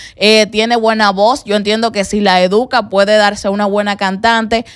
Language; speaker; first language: Spanish; native; Spanish